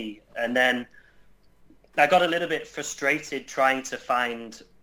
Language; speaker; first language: English; native; English